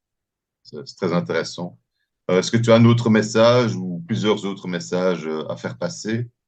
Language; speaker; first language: French; native; French